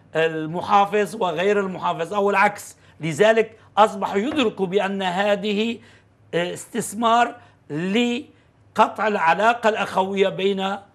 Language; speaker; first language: Arabic; non-native, fluent; Turkish